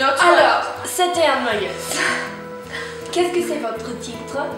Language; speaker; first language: French; non-native, learner; English